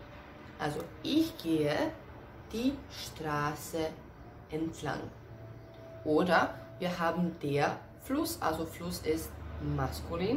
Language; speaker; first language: German; non-native, fluent; Serbian